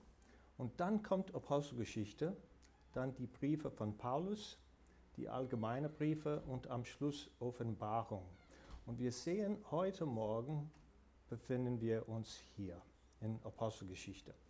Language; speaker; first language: German; non-native, fluent; English